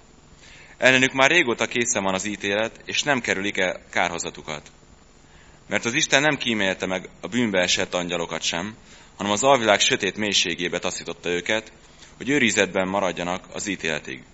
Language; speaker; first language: Hungarian; native; Hungarian